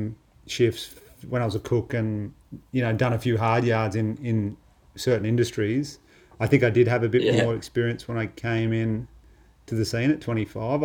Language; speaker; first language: English; native; English